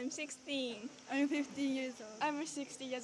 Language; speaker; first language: English; non-native, learner; Japanese